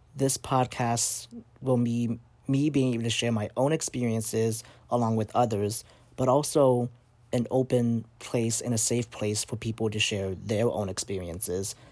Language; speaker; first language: English; native; English